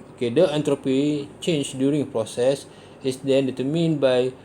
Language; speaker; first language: English; non-native, local second language; Malay